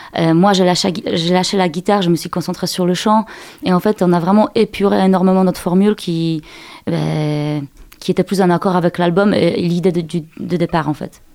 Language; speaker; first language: French; non-native, fluent; Polish